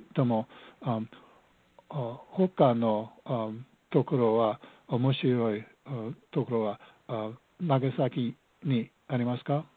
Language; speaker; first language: Japanese; non-native, learner; English